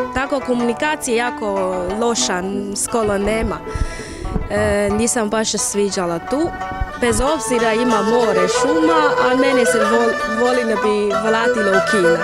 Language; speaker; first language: Bosnian; non-native, learner; Chinese